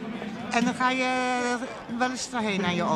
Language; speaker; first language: Dutch; native; Dutch